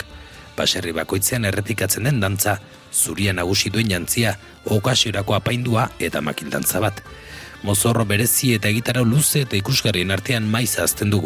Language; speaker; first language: Basque; native; Basque